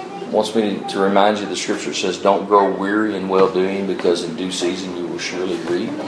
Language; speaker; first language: English; native; English